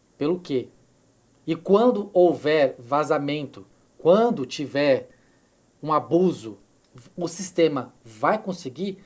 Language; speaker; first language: Portuguese; native; Portuguese